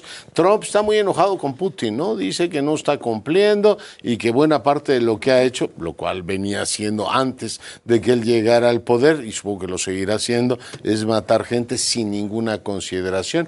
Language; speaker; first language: Spanish; native; Spanish